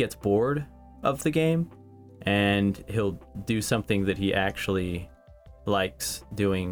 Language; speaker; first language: English; native; English